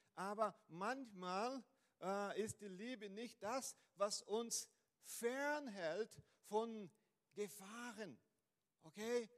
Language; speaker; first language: German; non-native, fluent; Portuguese